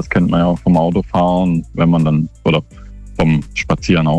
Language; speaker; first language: German; native; German